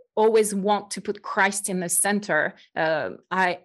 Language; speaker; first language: English; non-native, fluent; French